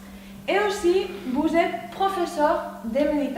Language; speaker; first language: French; non-native, learner; Spanish